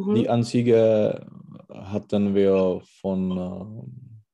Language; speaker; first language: German; non-native, learner; Czech